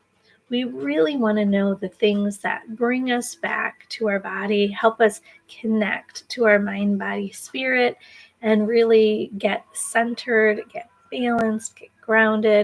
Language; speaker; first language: English; native; English